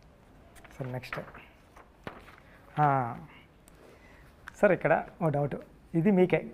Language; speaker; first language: Telugu; native; Telugu